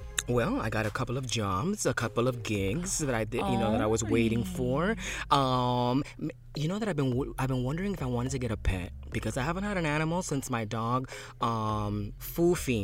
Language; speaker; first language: English; early bilingual, other home language; Spanish